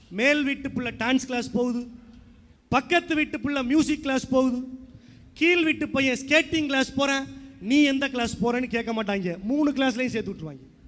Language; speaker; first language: Tamil; native; Tamil